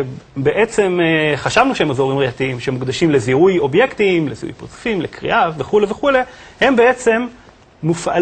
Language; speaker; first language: Hebrew; native; Hebrew